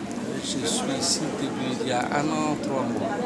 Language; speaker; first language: French; non-native, fluent; Somali